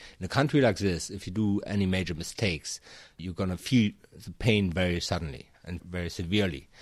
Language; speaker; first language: English; non-native, fluent; German